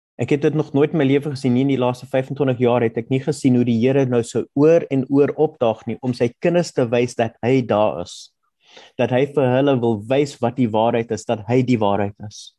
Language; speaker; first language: Afrikaans; non-native, local second language; German